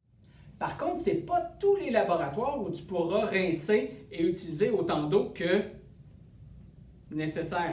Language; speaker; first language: French; native; French